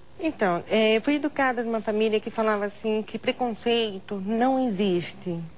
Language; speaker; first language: Portuguese; non-native, local second language; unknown